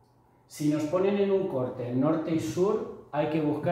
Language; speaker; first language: Spanish; native; Spanish